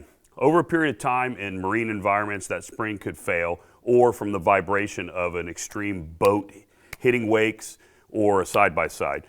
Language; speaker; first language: English; native; English